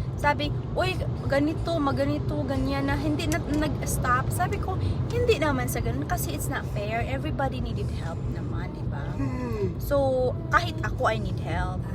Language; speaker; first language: Filipino; non-native, local second language; Cebuano